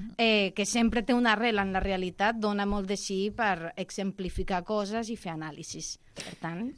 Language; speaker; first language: Catalan; non-native, local second language; Spanish